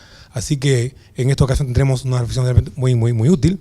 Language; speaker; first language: Spanish; native; Spanish